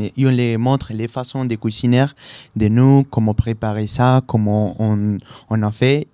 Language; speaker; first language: French; non-native, learner; Spanish